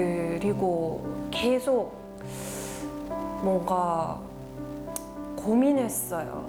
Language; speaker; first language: Korean; non-native, fluent; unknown